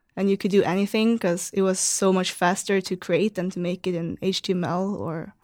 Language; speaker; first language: English; non-native, fluent; Swedish